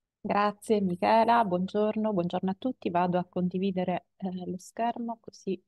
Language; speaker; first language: Italian; native; Italian